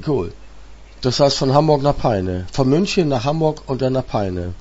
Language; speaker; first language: German; native; German